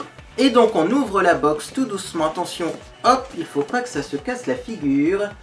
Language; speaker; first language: French; native; French